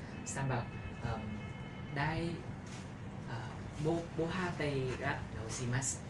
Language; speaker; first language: Japanese; non-native, learner; Vietnamese